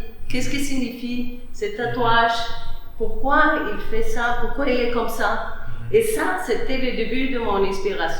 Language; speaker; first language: French; non-native, fluent; Spanish